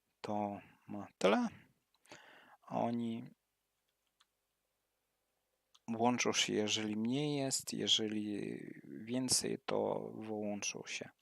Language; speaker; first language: Polish; non-native, learner; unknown